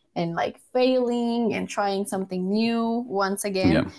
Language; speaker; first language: English; early bilingual, other home language; Spanish